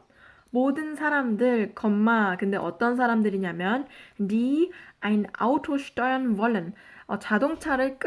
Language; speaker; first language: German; non-native, fluent; Korean